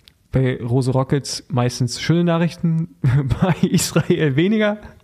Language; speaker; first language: German; native; German